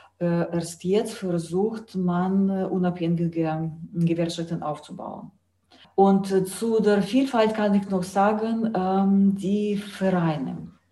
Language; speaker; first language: German; non-native, fluent; Russian